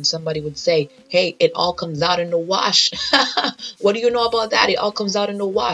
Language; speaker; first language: English; native; English